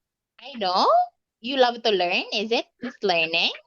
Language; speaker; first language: English; non-native, local second language; Filipino